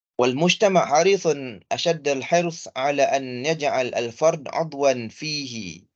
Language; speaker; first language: Arabic; non-native, fluent; Malay